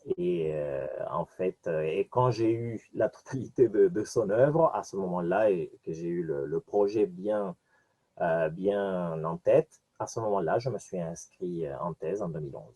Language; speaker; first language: French; non-native, fluent; Spanish